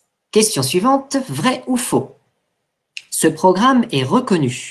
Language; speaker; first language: French; native; French